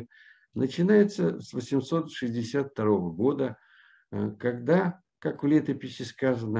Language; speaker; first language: Russian; native; Russian